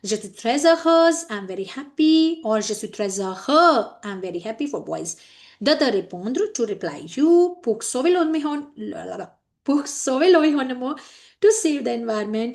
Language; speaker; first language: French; non-native, fluent; Hindi